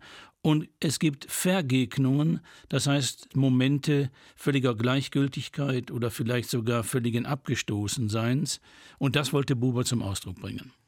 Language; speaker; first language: German; native; German